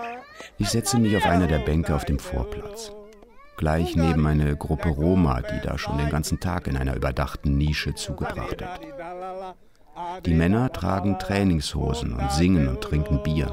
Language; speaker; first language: German; native; German